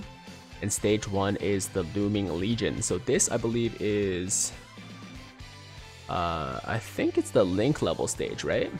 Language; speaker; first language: English; native; English